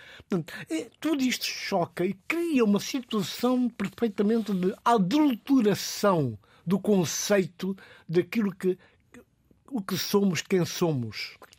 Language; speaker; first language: Portuguese; non-native, local second language; Upper Guinea Crioulo